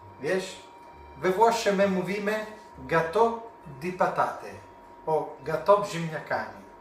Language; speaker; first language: Polish; non-native, learner; Italian